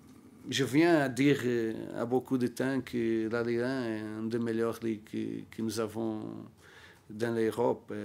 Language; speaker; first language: French; non-native, learner; Portuguese